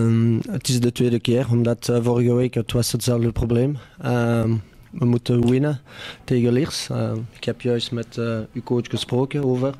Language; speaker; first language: Dutch; non-native, fluent; French